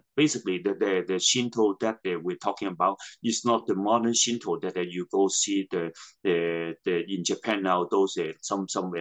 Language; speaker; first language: English; non-native, local second language; Cantonese